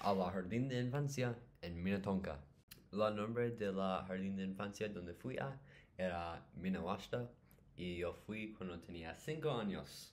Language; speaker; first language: Spanish; non-native, learner; English